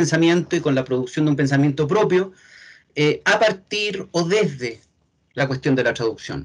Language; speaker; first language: Spanish; native; Spanish